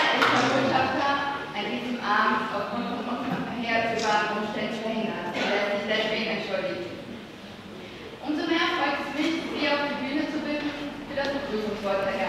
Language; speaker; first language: German; native; German